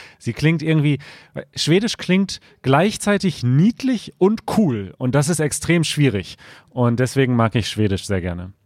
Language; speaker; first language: German; native; German